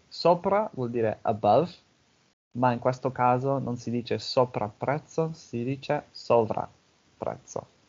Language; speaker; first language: Italian; non-native, fluent; English